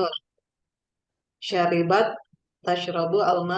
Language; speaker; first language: Arabic; non-native, learner; Indonesian